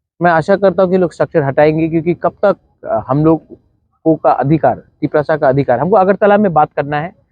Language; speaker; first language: Hindi; non-native, local second language; Kok Borok